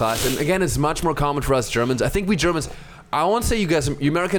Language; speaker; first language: English; non-native, fluent; German